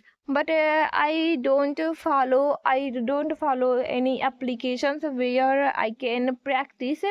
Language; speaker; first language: English; non-native, learner; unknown